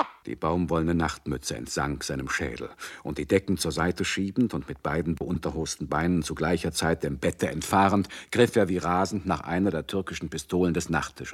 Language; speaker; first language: German; native; German